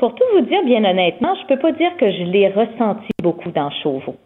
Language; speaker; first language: French; native; French